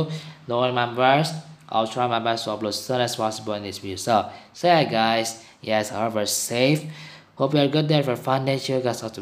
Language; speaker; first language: English; non-native, learner; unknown